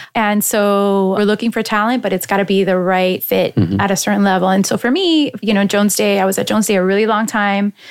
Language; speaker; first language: English; native; English